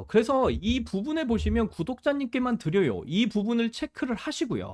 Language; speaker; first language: Korean; native; Korean